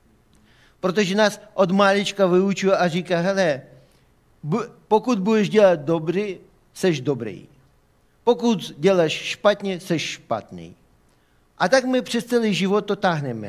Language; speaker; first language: Czech; non-native, fluent; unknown